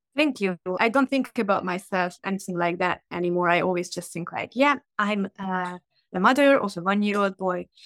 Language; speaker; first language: English; non-native, fluent; Hungarian